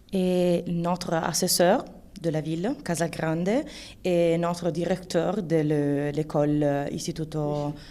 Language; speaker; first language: French; non-native, fluent; Italian